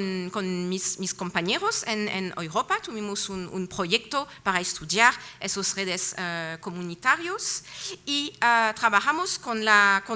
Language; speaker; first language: Spanish; non-native, fluent; French